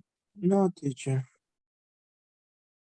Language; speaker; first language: English; non-native, learner; Spanish